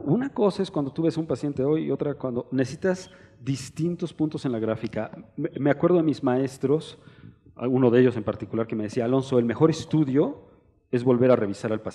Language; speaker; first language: Spanish; native; Spanish